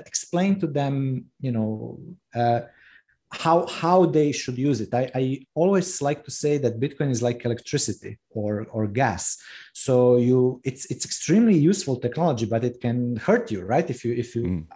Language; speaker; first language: English; non-native, fluent; Croatian